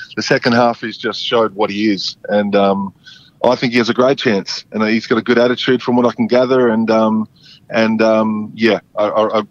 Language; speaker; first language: English; native; English